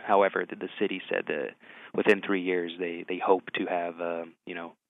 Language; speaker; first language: English; native; English